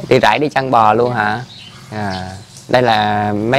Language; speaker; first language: Vietnamese; native; Vietnamese